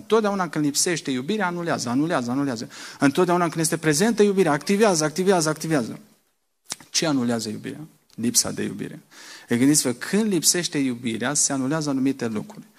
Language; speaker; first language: Romanian; native; Romanian